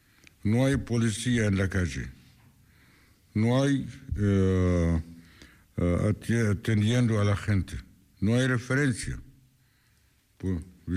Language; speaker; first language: Spanish; non-native, fluent; Arabic